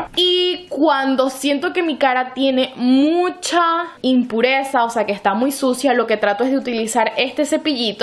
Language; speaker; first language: Spanish; native; Spanish